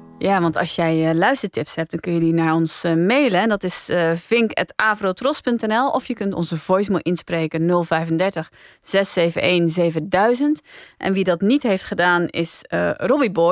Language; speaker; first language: Dutch; native; Dutch